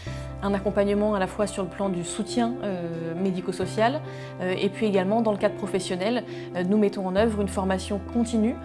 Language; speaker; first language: French; native; French